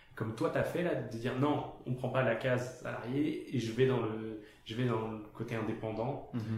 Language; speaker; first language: French; native; French